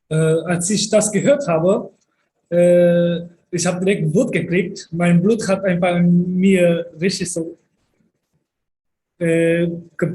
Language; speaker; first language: German; early bilingual, other home language; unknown